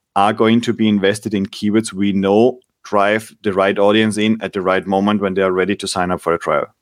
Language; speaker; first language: English; non-native, fluent; German